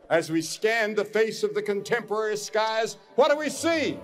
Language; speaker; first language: English; native; English